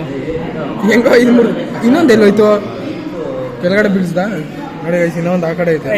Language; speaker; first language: Kannada; native; Kannada